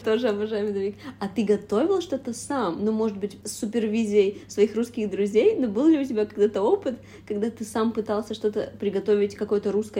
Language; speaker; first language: Russian; native; Russian